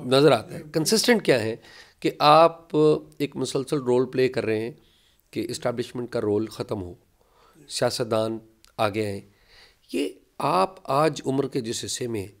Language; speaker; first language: Urdu; native; Urdu